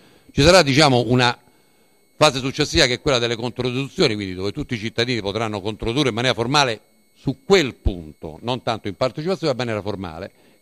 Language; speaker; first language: Italian; native; Italian